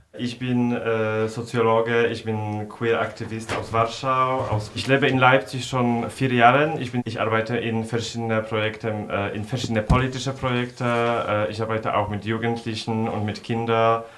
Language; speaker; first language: German; non-native, fluent; Polish